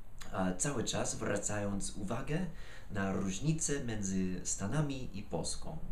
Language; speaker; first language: Polish; non-native, fluent; English